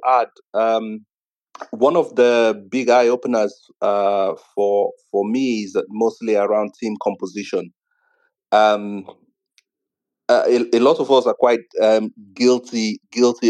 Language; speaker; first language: English; non-native, local second language; Igbo